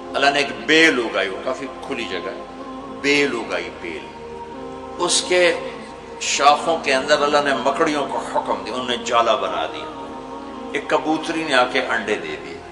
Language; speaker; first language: Urdu; non-native, local second language; Punjabi